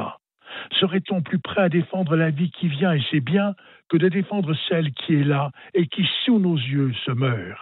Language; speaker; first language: French; native; French